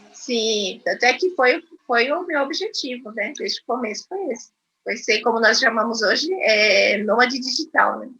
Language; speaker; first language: Portuguese; non-native, fluent; Spanish